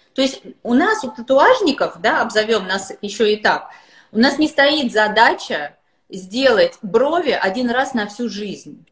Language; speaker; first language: Russian; native; Russian